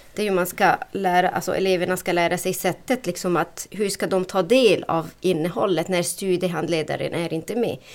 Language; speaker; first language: Swedish; non-native, fluent; Arabic